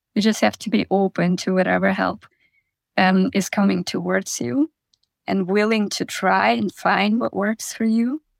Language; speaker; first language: English; non-native, fluent; Russian